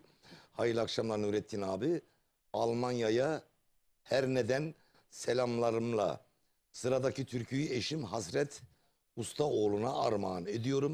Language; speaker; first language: Turkish; native; Turkish